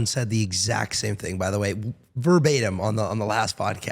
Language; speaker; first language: English; native; English